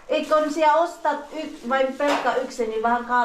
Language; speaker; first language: Finnish; non-native, learner; Filipino